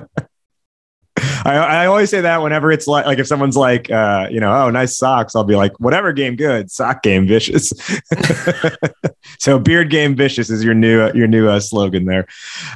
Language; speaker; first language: English; native; English